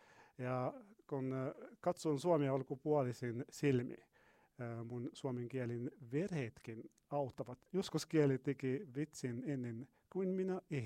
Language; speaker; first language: Finnish; non-native, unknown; Arabic